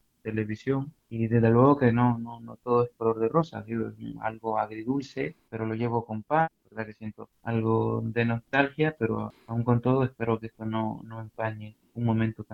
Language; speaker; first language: Spanish; native; Spanish